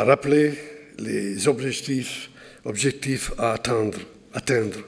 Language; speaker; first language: French; non-native, fluent; Italian